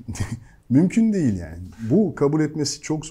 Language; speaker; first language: Turkish; non-native, fluent; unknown